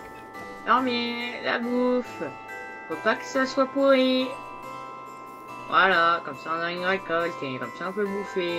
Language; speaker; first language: French; native; French